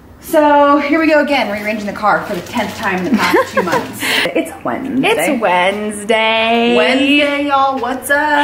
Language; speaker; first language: English; native; English